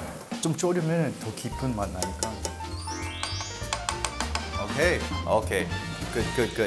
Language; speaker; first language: Korean; early bilingual, heritage; Korean